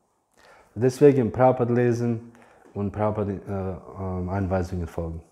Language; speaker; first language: German; non-native, fluent; English